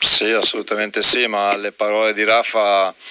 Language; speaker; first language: Italian; native; Italian